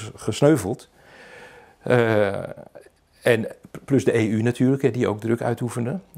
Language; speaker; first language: Dutch; native; Dutch